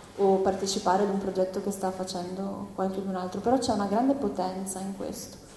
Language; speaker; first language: Italian; non-native, fluent; English